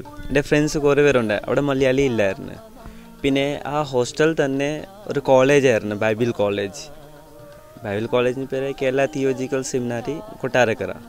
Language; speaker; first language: Malayalam; early bilingual, other home language; Hindi